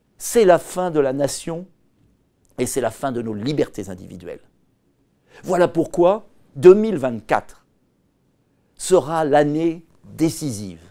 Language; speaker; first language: French; native; French